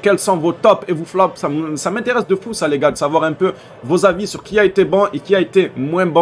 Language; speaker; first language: French; native; French